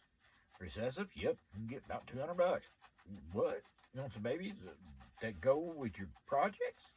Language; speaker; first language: English; native; English